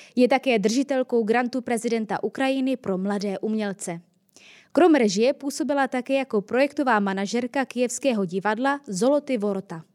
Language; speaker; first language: Czech; native; Czech